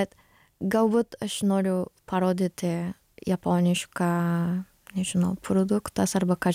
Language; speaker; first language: Lithuanian; non-native, learner; Japanese